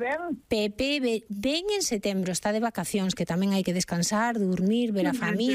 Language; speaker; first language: Galician; native; Galician